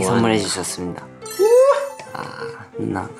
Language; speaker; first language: Korean; non-native, fluent; Japanese